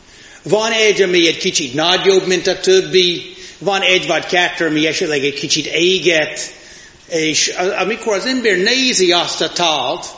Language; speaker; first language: Hungarian; non-native, fluent; English